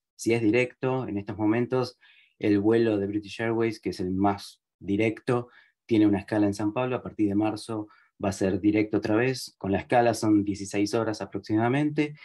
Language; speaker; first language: Spanish; native; Spanish